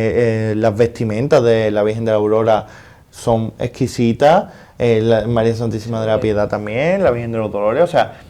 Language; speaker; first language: Spanish; native; Spanish